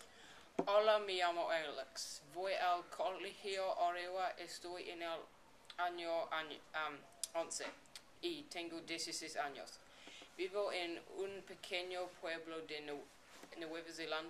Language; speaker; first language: Spanish; non-native, learner; English